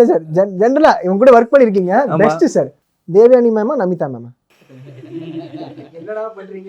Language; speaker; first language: Tamil; native; Tamil